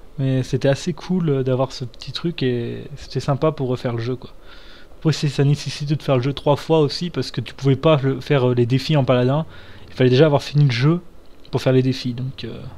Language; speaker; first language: French; native; French